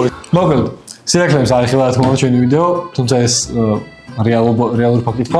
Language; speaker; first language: Georgian; native; Georgian